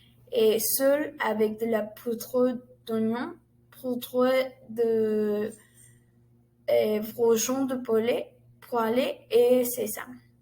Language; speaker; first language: French; non-native, learner; Spanish